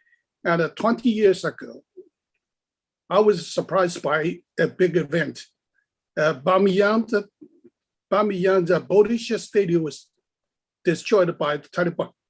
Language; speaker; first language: English; non-native, learner; Chinese